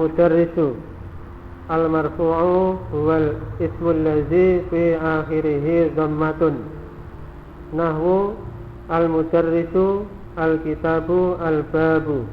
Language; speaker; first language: Arabic; non-native, learner; Indonesian